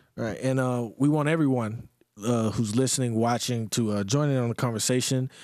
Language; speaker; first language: English; native; English